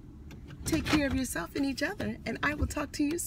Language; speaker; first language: English; native; English